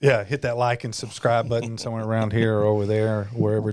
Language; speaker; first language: English; native; English